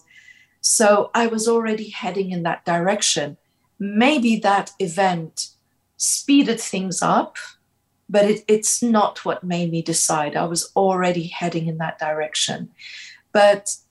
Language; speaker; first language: English; native; English